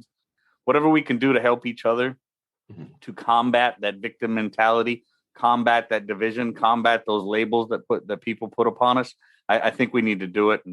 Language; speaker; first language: English; native; English